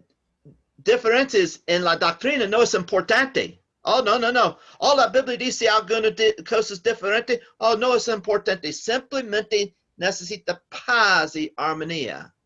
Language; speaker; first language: Spanish; non-native, learner; English